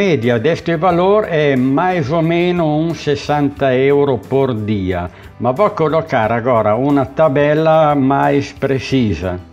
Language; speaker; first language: Portuguese; non-native, learner; Italian